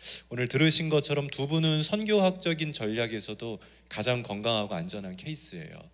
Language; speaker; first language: Korean; native; Korean